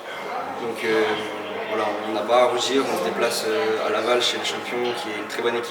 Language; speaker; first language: French; native; French